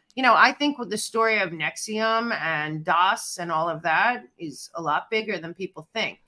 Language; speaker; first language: English; native; English